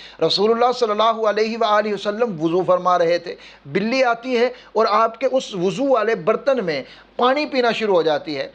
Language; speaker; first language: Urdu; native; Urdu